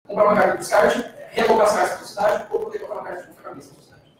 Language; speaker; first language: Portuguese; native; Portuguese